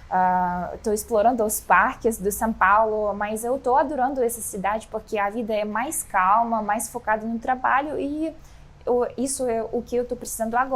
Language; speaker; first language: Portuguese; non-native, fluent; Russian